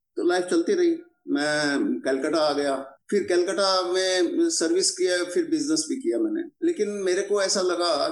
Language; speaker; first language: Hindi; native; Hindi